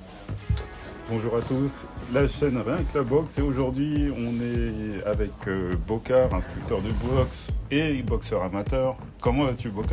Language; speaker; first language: French; native; French